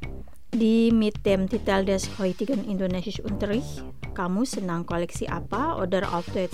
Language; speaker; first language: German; non-native, learner; Indonesian